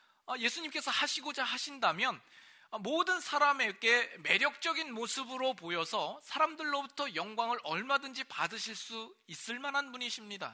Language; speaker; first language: Korean; native; Korean